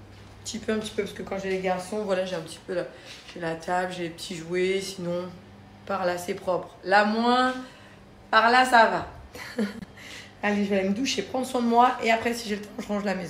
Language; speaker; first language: French; native; French